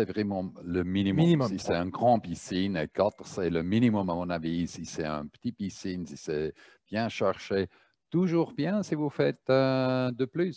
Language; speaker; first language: French; non-native, fluent; German